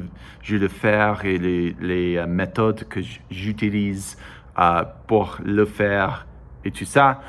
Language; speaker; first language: French; non-native, learner; English